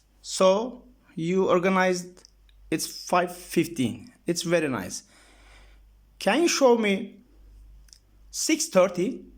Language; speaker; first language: English; non-native, learner; Turkish